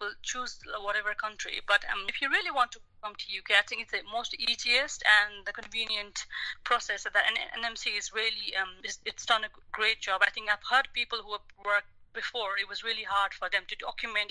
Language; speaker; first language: English; non-native, local second language; Nepali